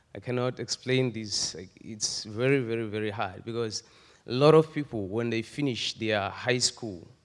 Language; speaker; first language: English; non-native, local second language; Swati